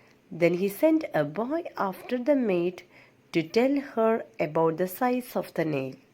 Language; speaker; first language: English; non-native, local second language; Malayalam